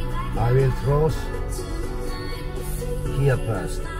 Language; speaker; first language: English; non-native, learner; Korean